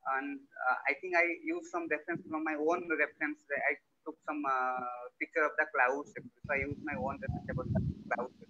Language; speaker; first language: English; non-native, local second language; Odia